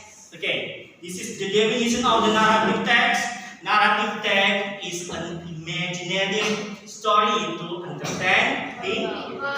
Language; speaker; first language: English; non-native, learner; Indonesian